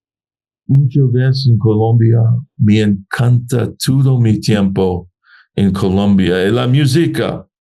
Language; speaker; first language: Spanish; non-native, learner; English